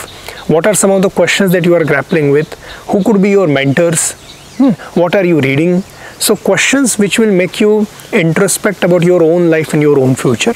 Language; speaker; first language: English; non-native, local second language; Marathi